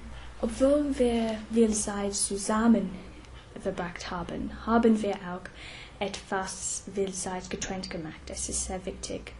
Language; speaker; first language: German; non-native, fluent; English